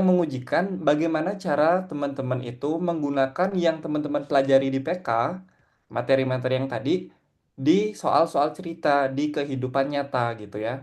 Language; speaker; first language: Indonesian; native; Indonesian